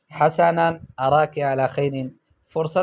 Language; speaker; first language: Arabic; non-native, fluent; Urdu